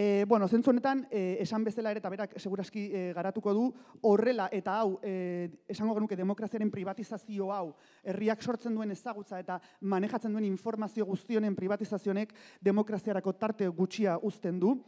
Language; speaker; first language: Basque; native; Basque